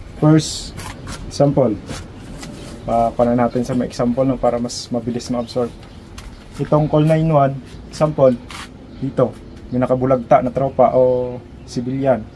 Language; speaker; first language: Filipino; non-native, local second language; Hiligaynon